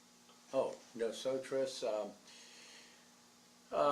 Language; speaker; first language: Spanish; non-native, learner; English